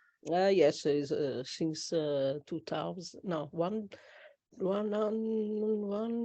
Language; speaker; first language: English; non-native, learner; Italian